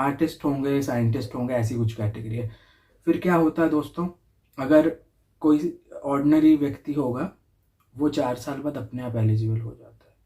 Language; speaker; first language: Hindi; native; Hindi